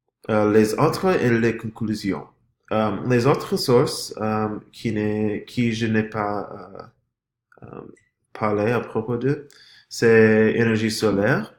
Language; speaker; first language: French; non-native, learner; English